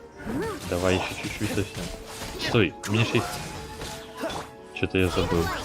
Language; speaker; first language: Russian; native; Russian